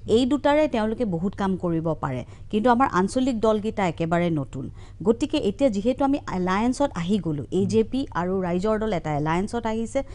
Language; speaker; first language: Assamese; native; Assamese